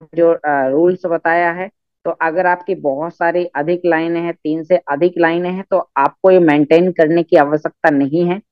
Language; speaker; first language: Hindi; native; Hindi